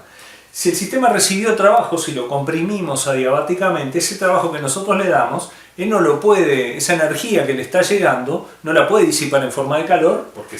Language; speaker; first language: Spanish; native; Spanish